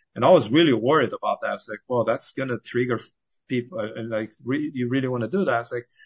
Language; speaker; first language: English; non-native, fluent; Portuguese